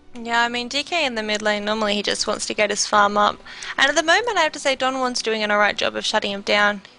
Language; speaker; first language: English; native; English